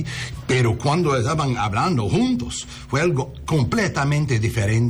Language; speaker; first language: Spanish; early bilingual, heritage; English